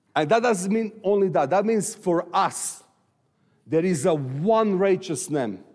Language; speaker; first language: English; non-native, fluent; Serbian